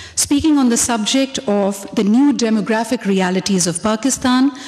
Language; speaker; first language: English; non-native, local second language; Hindi